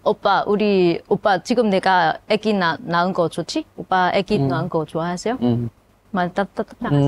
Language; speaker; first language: Korean; non-native, learner; Vietnamese